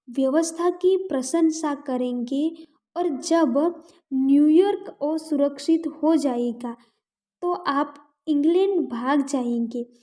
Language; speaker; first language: Hindi; non-native, local second language; Gujarati